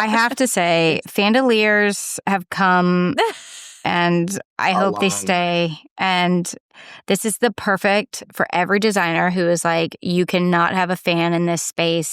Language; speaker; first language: English; native; English